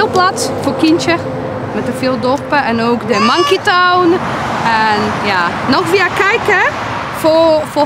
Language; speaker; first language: Dutch; non-native, learner; Polish